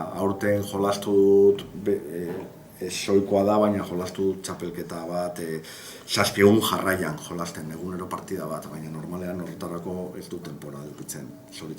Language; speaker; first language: Basque; non-native, local second language; Spanish